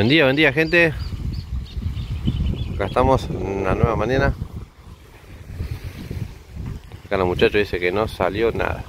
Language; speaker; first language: Spanish; native; Spanish